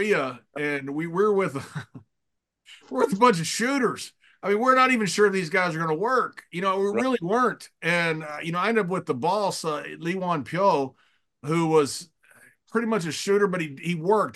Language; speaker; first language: English; native; English